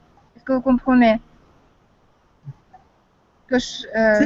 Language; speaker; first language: French; non-native, fluent; Russian